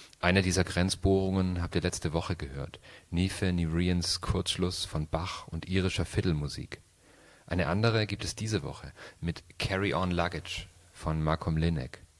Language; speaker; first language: German; native; German